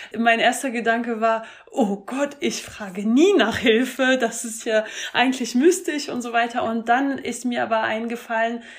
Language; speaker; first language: German; non-native, fluent; French